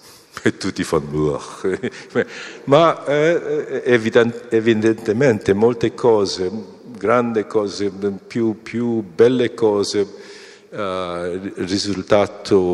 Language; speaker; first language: Italian; non-native, fluent; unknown